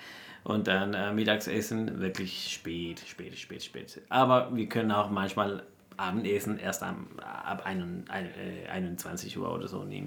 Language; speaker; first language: German; non-native, fluent; Spanish